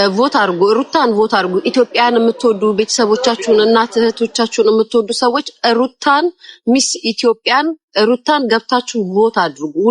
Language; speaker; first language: Amharic; native; Amharic